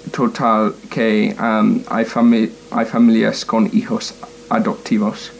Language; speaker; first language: Spanish; non-native, learner; English